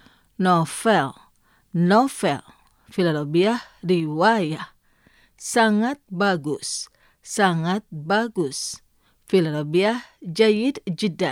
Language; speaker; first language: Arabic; non-native, fluent; Indonesian